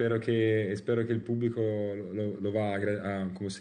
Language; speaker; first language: Spanish; non-native, learner; Italian